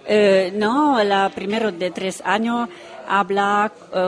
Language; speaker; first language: Spanish; non-native, learner; Romanian